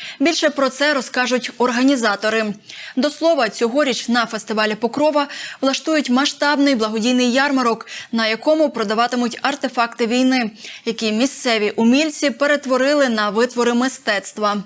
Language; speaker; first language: Ukrainian; native; Ukrainian